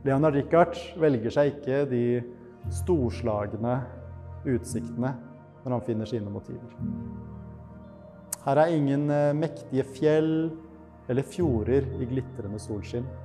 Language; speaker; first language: Norwegian; native; Norwegian